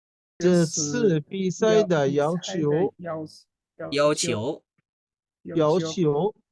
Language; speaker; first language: Chinese; non-native, learner; Bangla